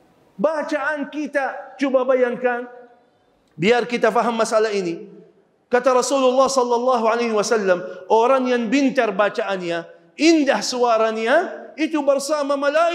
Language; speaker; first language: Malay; non-native, fluent; Arabic